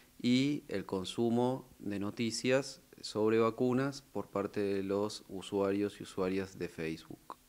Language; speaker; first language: Spanish; native; Spanish